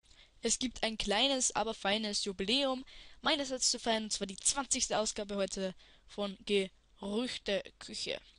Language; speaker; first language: German; native; German